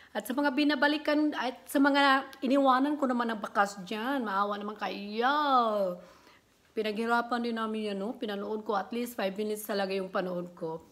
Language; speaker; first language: Filipino; non-native, local second language; Cebuano